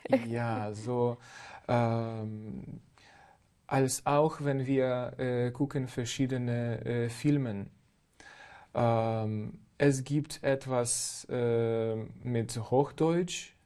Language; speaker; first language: German; non-native, fluent; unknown